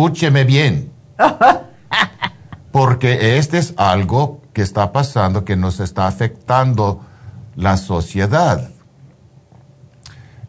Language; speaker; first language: Spanish; early bilingual, heritage; Spanish